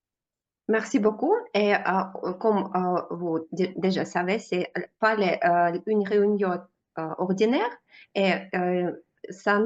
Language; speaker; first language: French; non-native, fluent; Russian